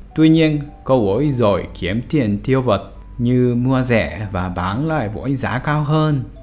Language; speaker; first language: Vietnamese; non-native, fluent; Japanese